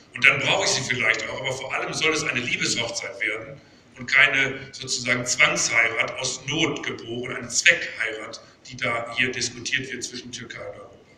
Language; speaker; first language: German; native; German